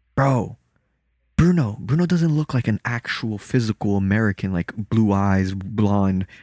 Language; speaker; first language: English; early bilingual, other home language; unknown